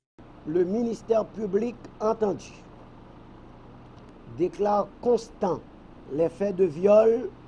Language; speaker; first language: French; non-native, local second language; Haitian Creole